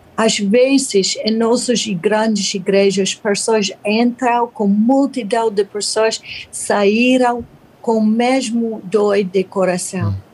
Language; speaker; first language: Portuguese; non-native, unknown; English